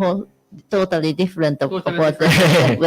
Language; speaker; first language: English; non-native, learner; Japanese